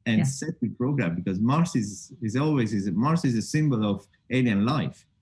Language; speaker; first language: English; non-native, fluent; Armenian